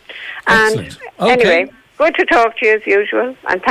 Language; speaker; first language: English; native; English